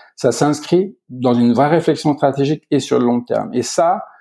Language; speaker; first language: French; native; French